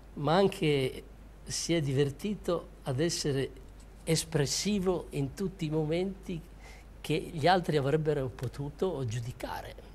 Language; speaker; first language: Italian; native; Italian